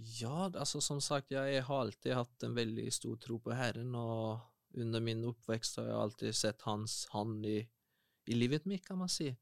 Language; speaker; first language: Norwegian; non-native, fluent; Spanish